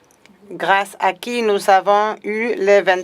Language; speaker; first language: French; non-native, fluent; Spanish